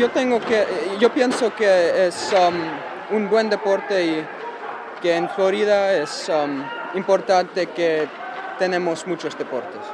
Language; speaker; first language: Spanish; early bilingual, heritage; Spanish